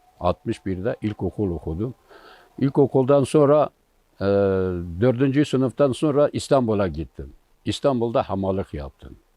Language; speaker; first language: Turkish; native; Turkish